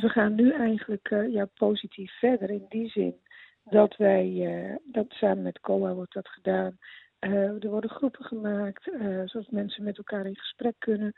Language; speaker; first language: Dutch; native; Dutch